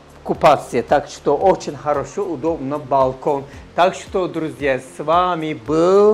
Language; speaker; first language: Russian; non-native, fluent; Turkish